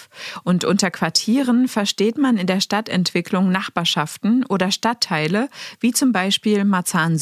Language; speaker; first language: German; native; German